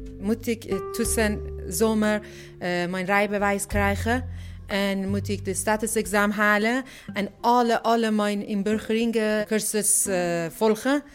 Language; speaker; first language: Dutch; non-native, learner; Persian